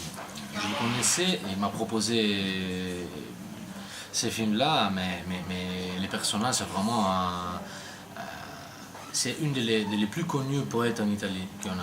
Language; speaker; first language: French; non-native, learner; Italian